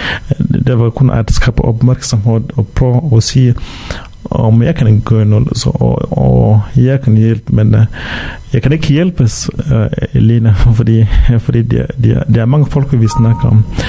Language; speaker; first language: Danish; non-native, fluent; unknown